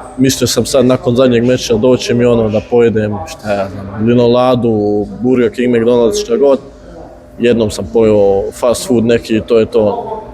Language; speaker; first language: Bosnian; early bilingual, heritage; Bosnian